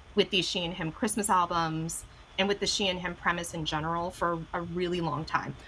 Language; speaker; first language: English; native; English